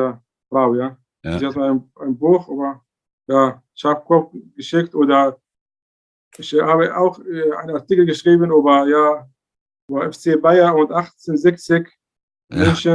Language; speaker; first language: German; non-native, learner; Arabic